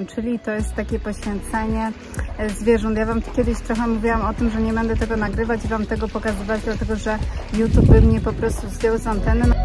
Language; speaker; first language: Polish; native; Polish